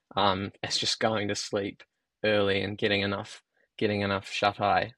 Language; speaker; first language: English; native; English